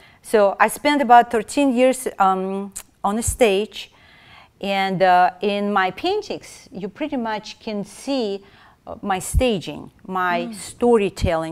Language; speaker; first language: English; non-native, fluent; Russian